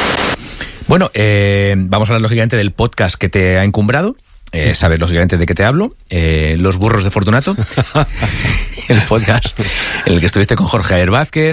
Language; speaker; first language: Spanish; native; Spanish